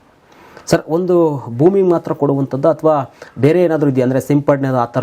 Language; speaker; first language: Kannada; native; Kannada